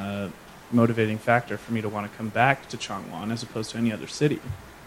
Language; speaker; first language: English; native; English